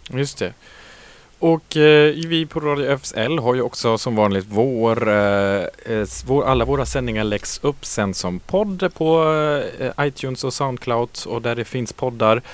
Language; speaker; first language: Swedish; native; Swedish